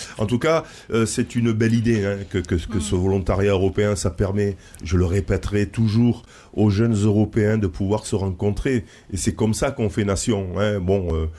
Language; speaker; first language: French; native; French